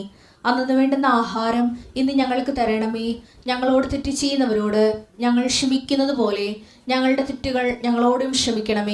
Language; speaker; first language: Malayalam; native; Malayalam